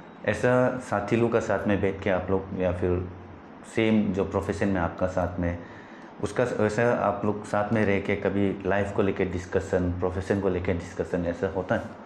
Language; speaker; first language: Hindi; non-native, local second language; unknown